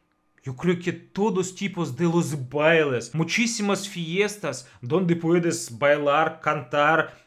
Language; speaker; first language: Spanish; non-native, fluent; Russian